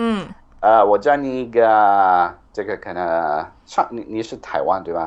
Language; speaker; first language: Chinese; non-native, fluent; Italian